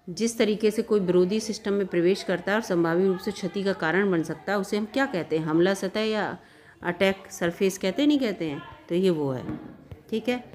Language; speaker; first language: Hindi; native; Hindi